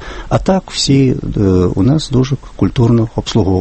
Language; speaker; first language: Ukrainian; non-native, fluent; Lithuanian